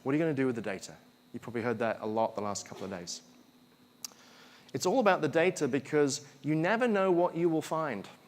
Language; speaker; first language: English; native; English